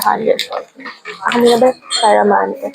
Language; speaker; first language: Filipino; native; Filipino